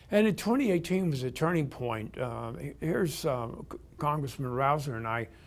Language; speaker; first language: English; native; English